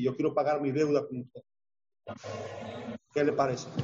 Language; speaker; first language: Spanish; native; Spanish